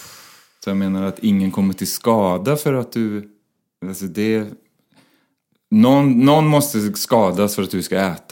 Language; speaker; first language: Swedish; native; Swedish